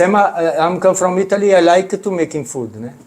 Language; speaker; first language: English; non-native, learner; Italian